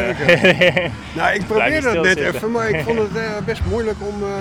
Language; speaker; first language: Dutch; native; Dutch